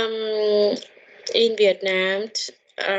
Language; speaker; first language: English; non-native, learner; Vietnamese